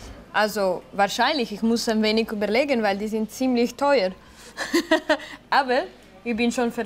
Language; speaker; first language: German; non-native, learner; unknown